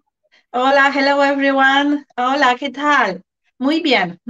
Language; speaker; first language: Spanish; non-native, fluent; Polish